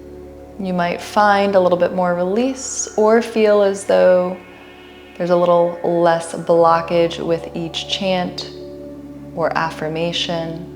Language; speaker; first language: English; native; English